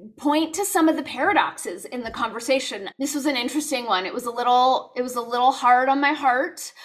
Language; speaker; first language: English; native; English